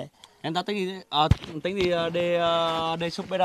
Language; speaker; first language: Portuguese; non-native, learner; Vietnamese